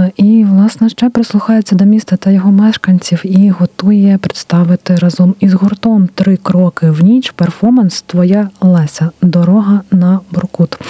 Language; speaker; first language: Ukrainian; native; Ukrainian